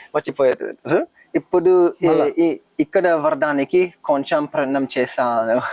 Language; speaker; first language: Telugu; non-native, learner; French